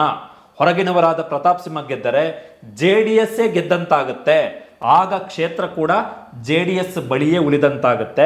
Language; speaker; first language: Kannada; native; Kannada